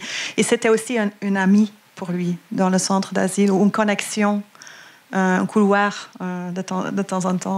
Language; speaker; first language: French; non-native, learner; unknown